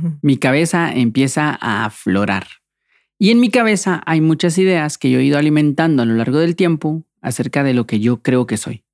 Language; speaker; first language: Spanish; native; Spanish